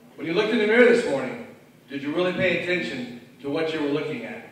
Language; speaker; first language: English; native; English